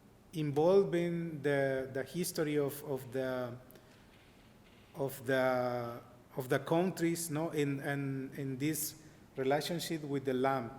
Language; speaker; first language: English; non-native, learner; Spanish